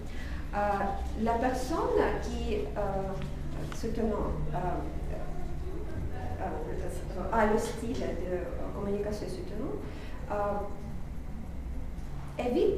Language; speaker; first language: French; non-native, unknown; Russian